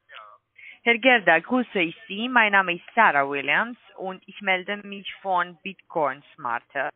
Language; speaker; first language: German; non-native, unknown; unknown